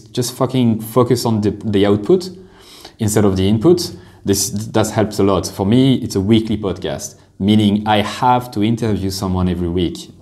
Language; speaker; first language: English; non-native, fluent; French